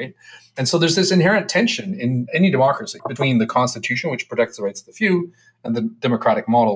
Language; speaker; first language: English; native; English